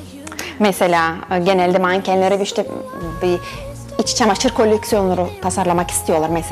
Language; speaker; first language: Turkish; non-native, fluent; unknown